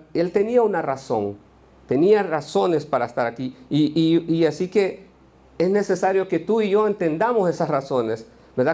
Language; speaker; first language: Spanish; native; Spanish